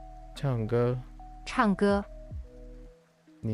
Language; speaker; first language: Chinese; non-native, learner; English